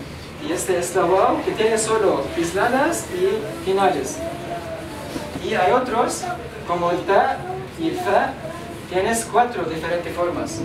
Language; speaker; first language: Spanish; non-native, learner; Arabic